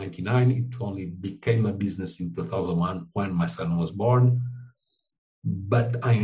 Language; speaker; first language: English; non-native, fluent; Portuguese